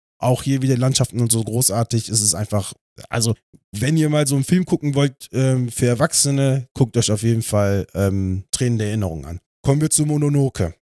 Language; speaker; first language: German; native; German